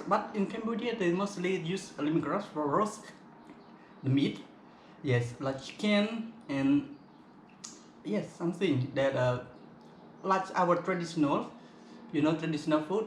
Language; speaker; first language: English; non-native, local second language; Khmer